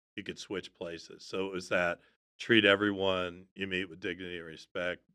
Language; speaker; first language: English; native; English